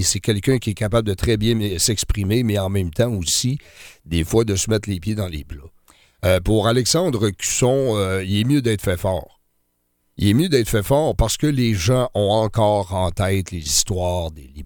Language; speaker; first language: French; native; French